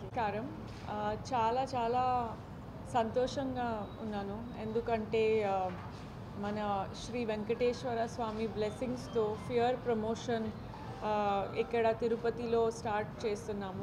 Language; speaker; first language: Telugu; non-native, fluent; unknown